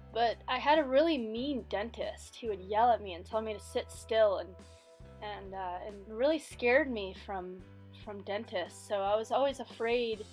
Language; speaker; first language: English; native; English